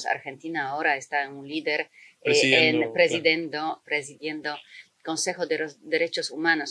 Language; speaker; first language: Spanish; non-native, fluent; Polish